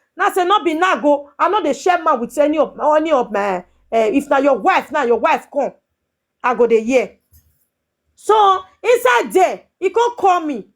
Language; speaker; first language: Nigerian Pidgin; native; Nigerian Pidgin